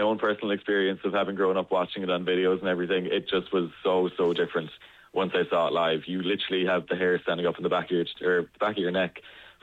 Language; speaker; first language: English; native; English